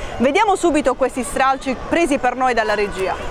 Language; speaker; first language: Italian; native; Italian